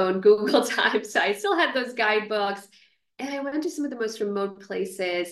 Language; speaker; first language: English; non-native, local second language; Gujarati